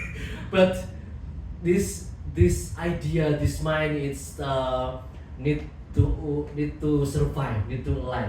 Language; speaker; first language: English; non-native, learner; Indonesian